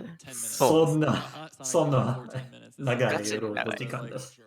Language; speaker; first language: Japanese; non-native, learner; English